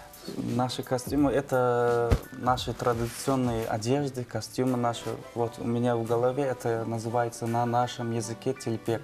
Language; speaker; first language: Russian; non-native, fluent; Turkmen